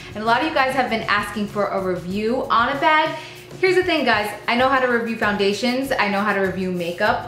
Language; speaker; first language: English; native; English